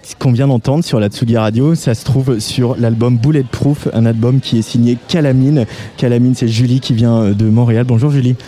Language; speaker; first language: French; native; French